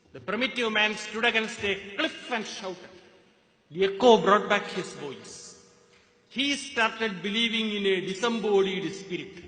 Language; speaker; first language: English; non-native, local second language; Malayalam